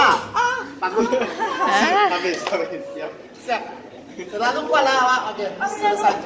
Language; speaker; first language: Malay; non-native, local second language; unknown